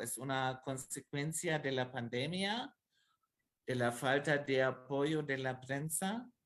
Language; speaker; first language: Spanish; non-native, fluent; German